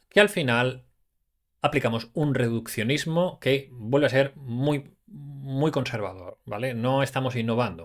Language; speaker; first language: Spanish; native; Spanish